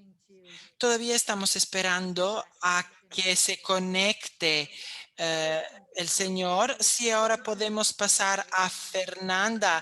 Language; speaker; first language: Spanish; non-native, fluent; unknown